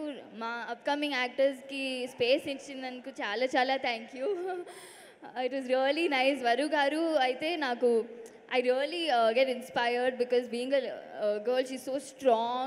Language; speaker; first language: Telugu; non-native, learner; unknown